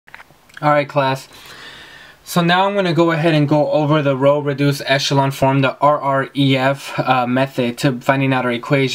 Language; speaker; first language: English; native; English